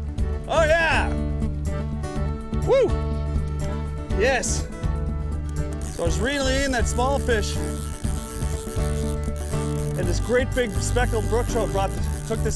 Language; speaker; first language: English; native; English